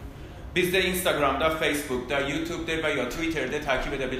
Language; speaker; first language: Turkish; non-native, fluent; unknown